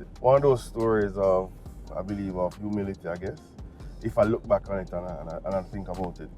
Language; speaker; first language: English; native; English